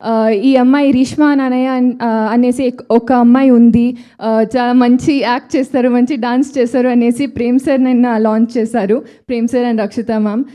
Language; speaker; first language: Telugu; non-native, learner; Kannada